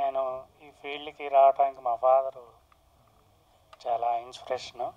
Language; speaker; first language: Telugu; native; Telugu